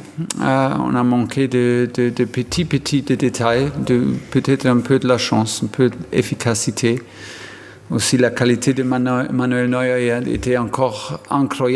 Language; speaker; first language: French; non-native, fluent; German